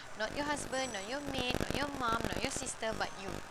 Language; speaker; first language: English; non-native, local second language; Malay